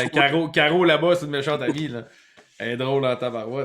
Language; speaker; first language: French; native; French